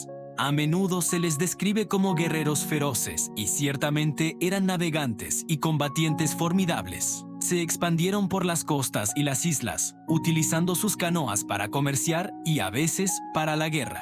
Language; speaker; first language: Spanish; native; Spanish